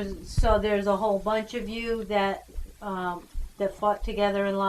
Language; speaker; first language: English; native; English